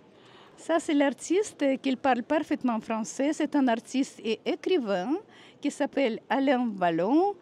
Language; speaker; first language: French; non-native, fluent; Russian